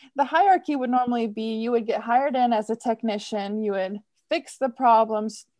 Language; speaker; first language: English; native; English